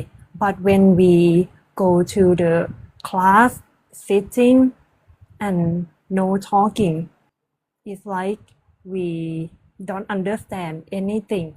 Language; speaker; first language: English; non-native, learner; Thai